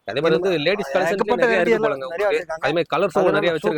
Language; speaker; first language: Tamil; native; Tamil